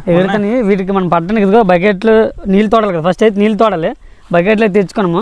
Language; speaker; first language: Telugu; non-native, local second language; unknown